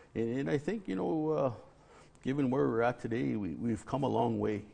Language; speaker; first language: English; native; English